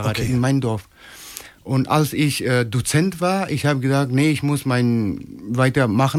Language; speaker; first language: German; non-native, learner; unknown